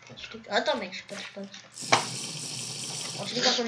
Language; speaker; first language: French; native; French